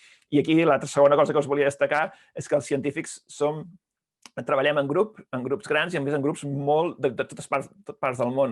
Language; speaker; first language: Catalan; native; Catalan